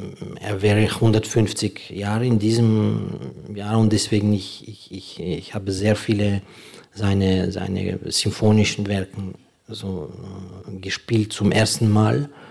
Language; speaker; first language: German; non-native, fluent; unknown